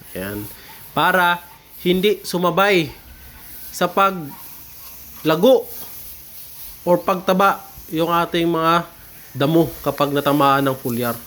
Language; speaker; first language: Filipino; non-native, local second language; Hiligaynon